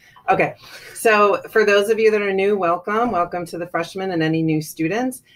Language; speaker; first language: English; native; English